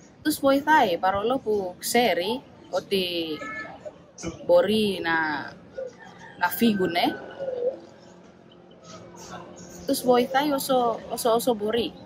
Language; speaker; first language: Greek; non-native, fluent; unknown